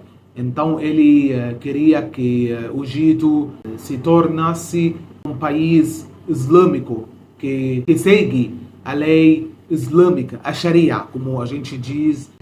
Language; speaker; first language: Portuguese; non-native, fluent; Arabic